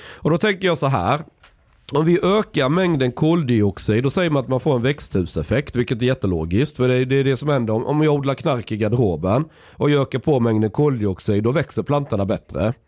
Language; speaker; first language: Swedish; native; Swedish